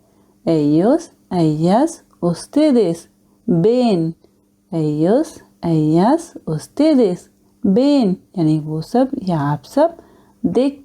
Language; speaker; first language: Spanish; non-native, fluent; Hindi